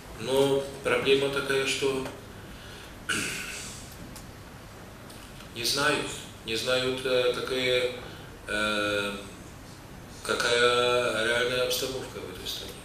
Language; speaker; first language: Russian; non-native, fluent; Czech